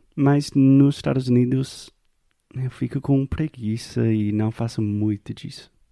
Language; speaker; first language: Portuguese; non-native, fluent; English